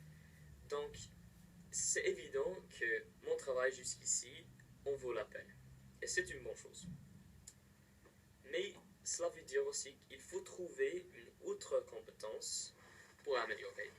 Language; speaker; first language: French; non-native, fluent; English